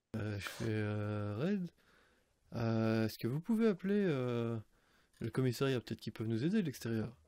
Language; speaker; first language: French; native; French